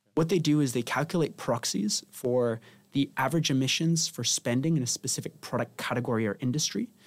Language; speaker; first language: English; non-native, fluent; Spanish